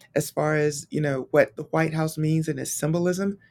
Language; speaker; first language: English; native; English